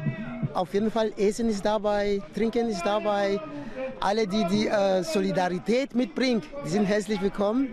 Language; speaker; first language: German; non-native, fluent; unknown